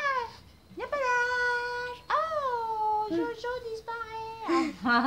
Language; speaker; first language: French; native; French